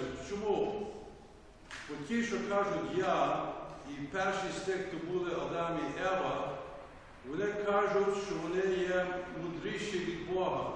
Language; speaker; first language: Ukrainian; early bilingual, heritage; Ukrainian